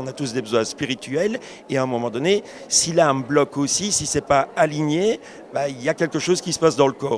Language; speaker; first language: French; native; French